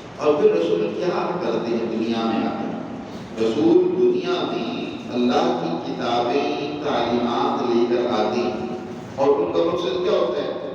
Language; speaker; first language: Urdu; non-native, local second language; Punjabi